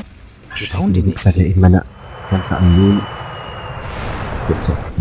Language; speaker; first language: German; native; German